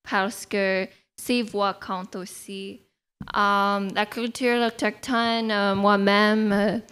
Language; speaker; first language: French; non-native, local second language; English